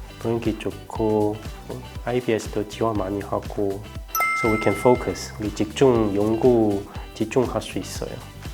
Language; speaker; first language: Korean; non-native, learner; Chinese